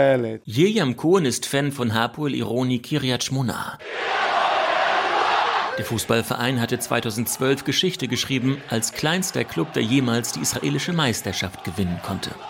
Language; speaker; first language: German; native; German